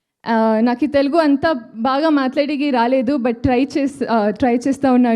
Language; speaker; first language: Telugu; non-native, learner; Kannada